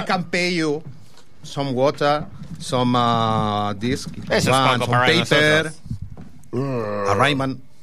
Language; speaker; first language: English; non-native, learner; Spanish